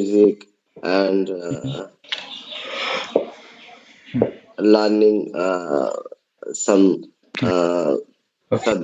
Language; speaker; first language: English; non-native, learner; Bangla